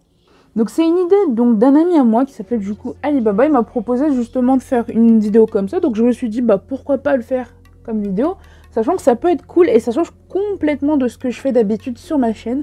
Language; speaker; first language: French; native; French